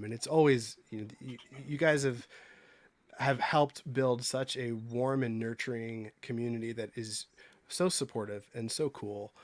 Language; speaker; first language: English; native; English